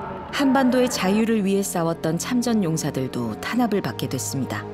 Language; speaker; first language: Korean; native; Korean